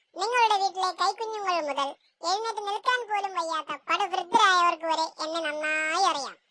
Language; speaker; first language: Malayalam; native; Malayalam